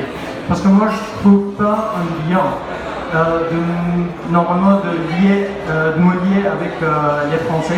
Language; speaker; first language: French; non-native, learner; Pashto